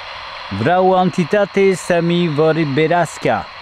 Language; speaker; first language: Romanian; non-native, learner; French